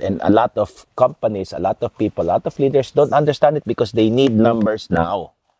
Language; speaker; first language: English; non-native, local second language; Filipino